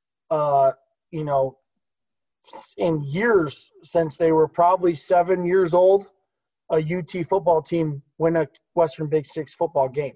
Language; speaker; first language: English; native; English